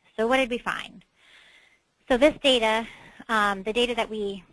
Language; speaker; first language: English; native; English